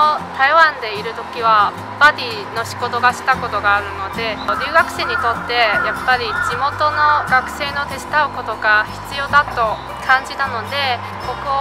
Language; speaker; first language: Japanese; non-native, fluent; Chinese